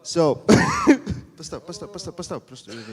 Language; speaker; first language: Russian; non-native, fluent; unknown